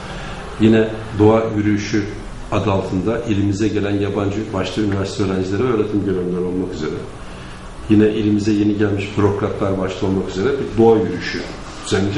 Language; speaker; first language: Turkish; native; Turkish